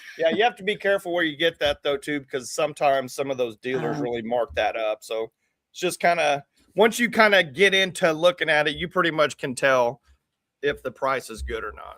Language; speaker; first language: English; native; English